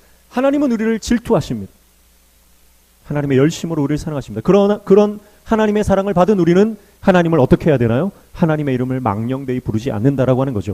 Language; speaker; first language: Korean; native; Korean